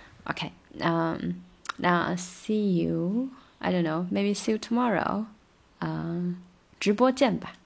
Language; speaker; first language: English; non-native, fluent; Chinese